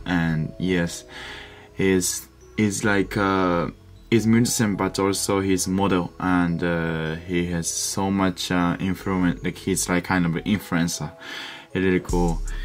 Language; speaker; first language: English; non-native, fluent; Japanese